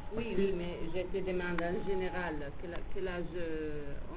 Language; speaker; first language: French; non-native, fluent; Italian